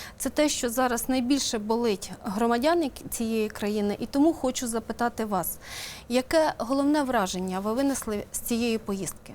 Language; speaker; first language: Ukrainian; native; Ukrainian